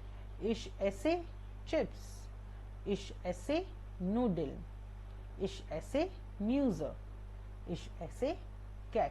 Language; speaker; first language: German; non-native, learner; Hindi